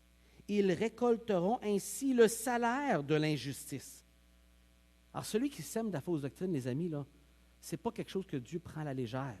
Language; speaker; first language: French; native; French